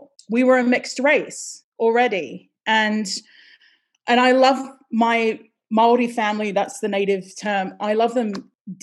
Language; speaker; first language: English; native; English